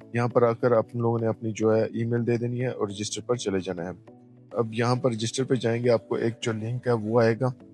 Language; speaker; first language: Urdu; native; Urdu